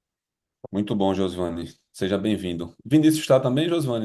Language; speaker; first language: Portuguese; native; Portuguese